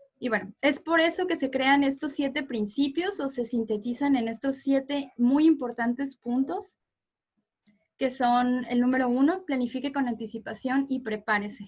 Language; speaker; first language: Spanish; native; Spanish